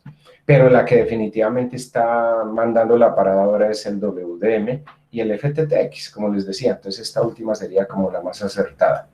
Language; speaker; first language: Spanish; native; Spanish